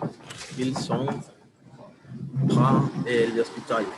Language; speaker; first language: French; non-native, learner; Spanish